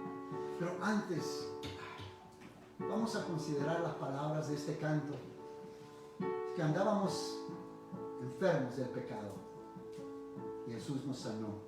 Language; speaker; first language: Spanish; early bilingual, heritage; Spanish